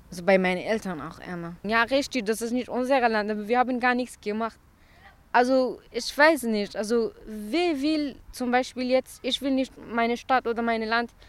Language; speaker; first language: German; non-native, fluent; Arabic